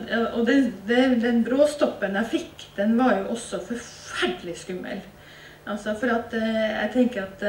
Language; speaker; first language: Norwegian; native; Norwegian